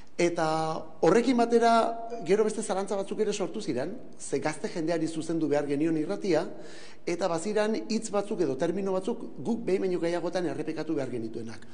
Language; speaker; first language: Basque; native; Basque